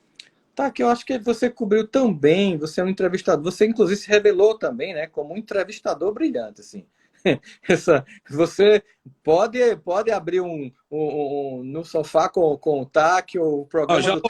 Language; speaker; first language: Portuguese; native; Portuguese